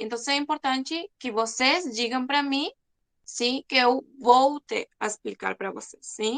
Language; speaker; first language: Portuguese; non-native, fluent; Spanish